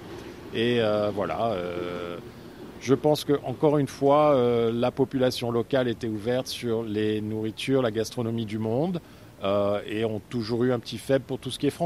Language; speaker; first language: French; native; French